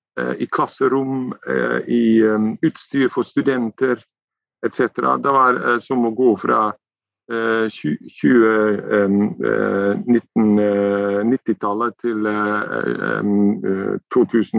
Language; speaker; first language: Norwegian; non-native, fluent; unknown